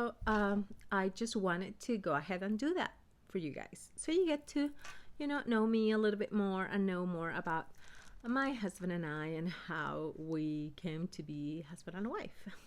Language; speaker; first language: English; early bilingual, other home language; Spanish